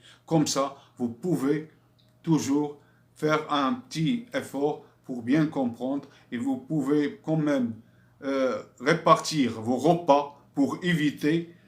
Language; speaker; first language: French; non-native, fluent; Arabic